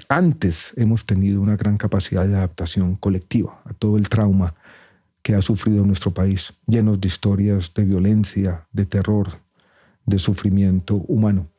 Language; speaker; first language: Spanish; native; Spanish